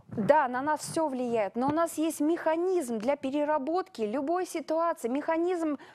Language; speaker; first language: Russian; native; Russian